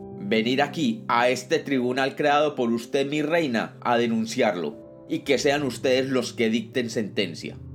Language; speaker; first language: Spanish; native; Spanish